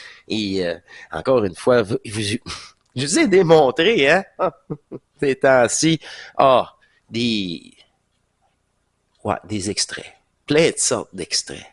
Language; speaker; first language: French; native; French